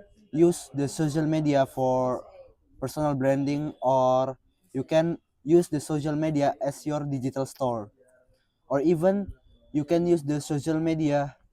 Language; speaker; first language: English; non-native, fluent; Indonesian